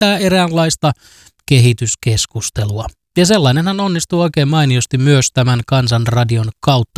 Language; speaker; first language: Finnish; native; Finnish